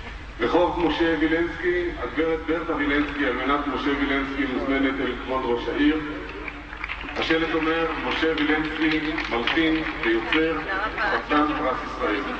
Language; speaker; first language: Hebrew; native; Hebrew